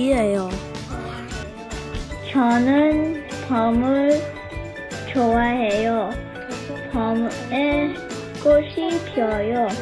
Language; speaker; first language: Korean; early bilingual, heritage; Korean